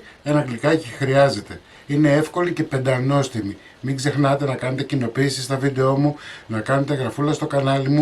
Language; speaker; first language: Greek; native; Greek